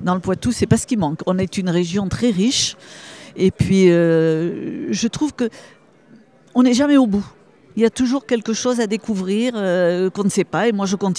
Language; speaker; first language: French; native; French